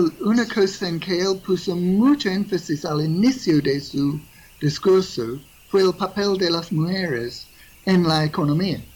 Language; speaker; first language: Spanish; non-native, fluent; English